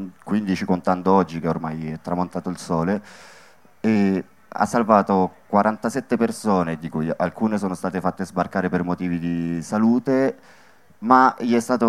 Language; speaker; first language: Italian; native; Italian